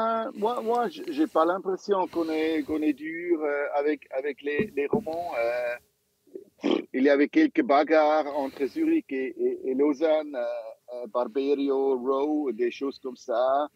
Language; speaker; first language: French; non-native, local second language; German